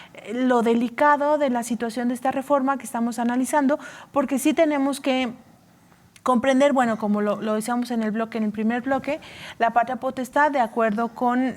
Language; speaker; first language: Spanish; native; Spanish